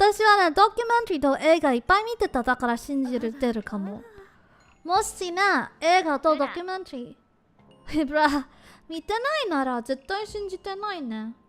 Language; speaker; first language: Japanese; non-native, learner; English